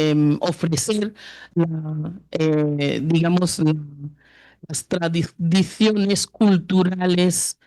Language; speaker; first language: Spanish; non-native, fluent; English